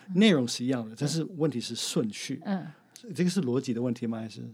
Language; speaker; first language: Chinese; non-native, fluent; English